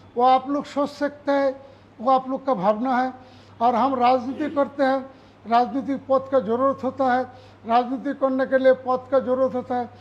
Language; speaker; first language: Hindi; non-native, local second language; Bangla